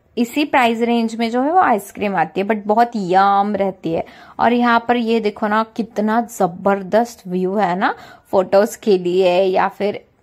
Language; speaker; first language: Hindi; non-native, local second language; Marathi